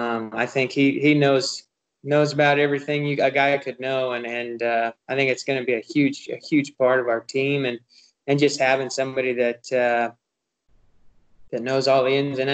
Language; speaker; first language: English; native; English